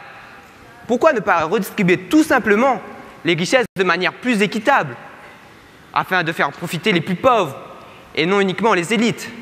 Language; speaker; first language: French; native; French